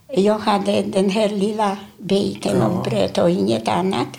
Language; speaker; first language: Swedish; non-native, fluent; Polish